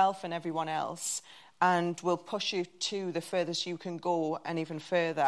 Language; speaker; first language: English; native; English